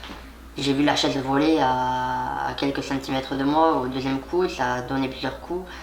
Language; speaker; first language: French; native; French